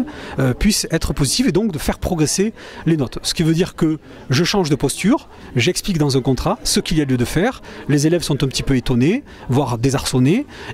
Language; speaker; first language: French; native; French